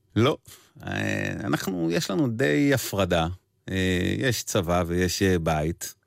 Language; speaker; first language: Hebrew; native; Hebrew